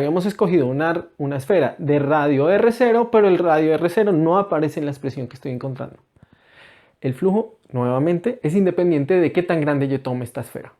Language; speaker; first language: Spanish; native; Spanish